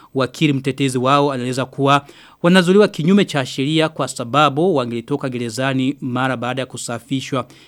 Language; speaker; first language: Swahili; non-native, local second language; Rundi